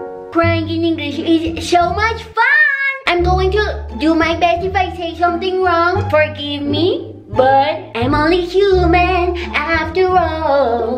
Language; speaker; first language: English; non-native, fluent; Spanish